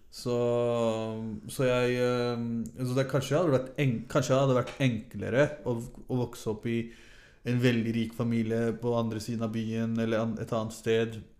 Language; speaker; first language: Norwegian; early bilingual, other home language; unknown